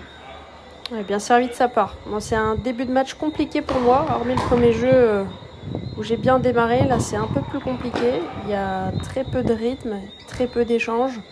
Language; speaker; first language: French; native; French